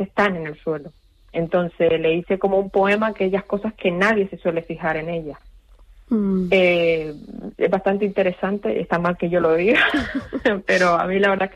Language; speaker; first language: Spanish; native; Spanish